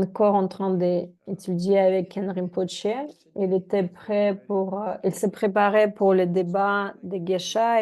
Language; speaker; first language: French; non-native, fluent; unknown